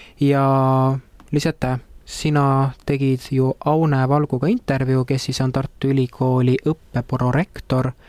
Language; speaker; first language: Estonian; native; Estonian